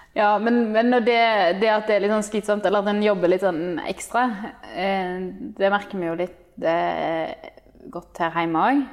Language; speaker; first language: Norwegian; native; Norwegian